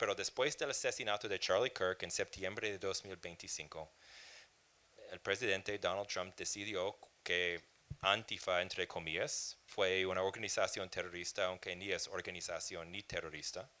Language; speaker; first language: Spanish; non-native, fluent; English